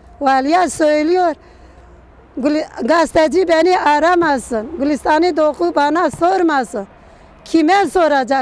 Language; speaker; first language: Turkish; non-native, local second language; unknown